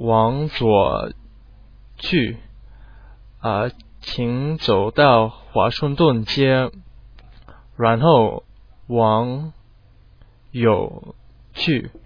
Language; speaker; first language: Chinese; non-native, learner; English